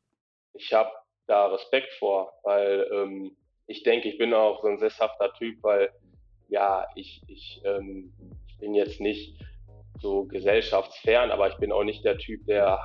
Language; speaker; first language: German; native; German